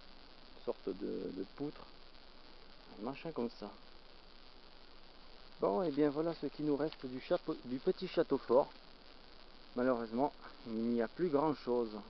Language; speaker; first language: French; native; French